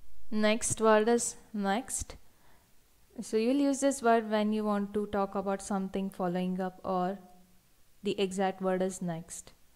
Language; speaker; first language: English; non-native, local second language; Hindi